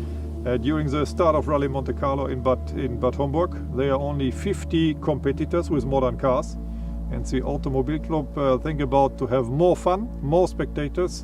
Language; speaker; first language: English; non-native, fluent; German